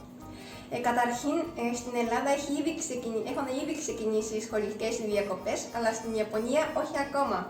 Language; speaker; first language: Greek; non-native, fluent; Japanese